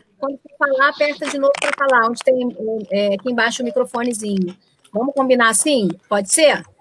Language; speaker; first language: Portuguese; native; Portuguese